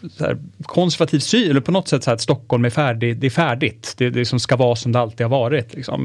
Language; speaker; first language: Swedish; native; Swedish